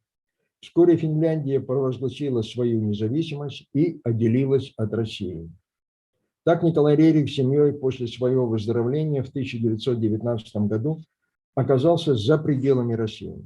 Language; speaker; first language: Russian; native; Russian